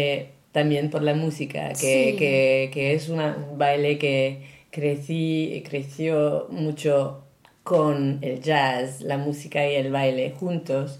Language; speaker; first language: Spanish; non-native, learner; French